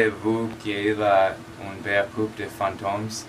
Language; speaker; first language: French; non-native, learner; English